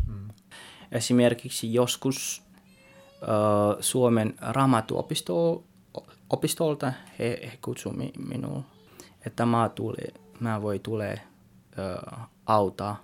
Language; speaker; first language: Finnish; non-native, learner; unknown